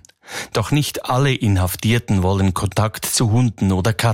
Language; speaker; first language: German; native; German